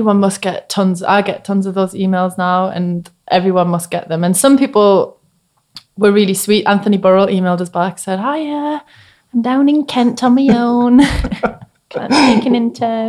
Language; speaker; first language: English; native; English